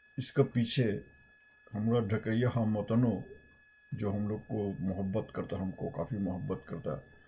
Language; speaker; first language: Hindi; native; Hindi